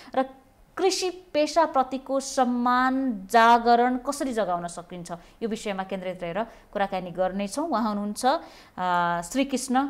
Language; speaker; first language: Nepali; native; Nepali